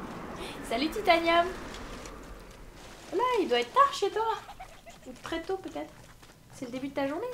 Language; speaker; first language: French; native; French